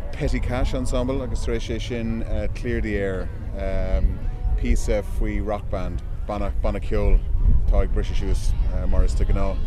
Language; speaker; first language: Irish; non-native, local second language; English